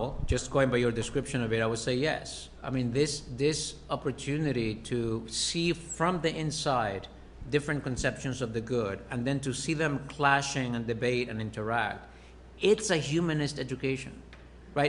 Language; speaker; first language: English; early bilingual, other home language; Spanish